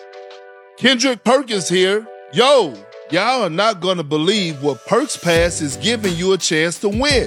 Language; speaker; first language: English; native; English